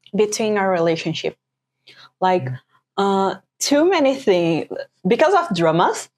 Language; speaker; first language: English; non-native, fluent; Portuguese